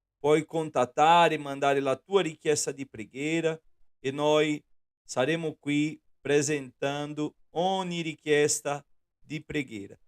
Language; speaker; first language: Italian; non-native, fluent; Portuguese